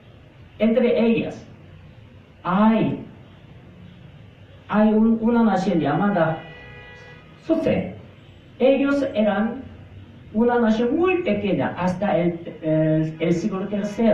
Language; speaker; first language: Spanish; non-native, fluent; Korean